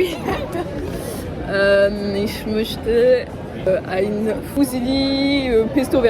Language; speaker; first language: German; non-native, learner; French